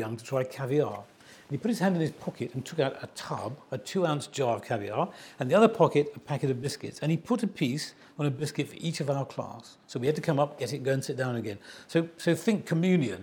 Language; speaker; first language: English; native; English